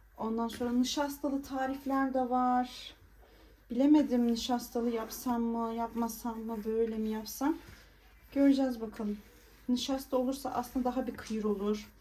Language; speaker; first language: Turkish; native; Turkish